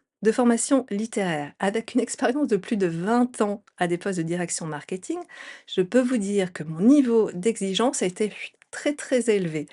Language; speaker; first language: French; native; French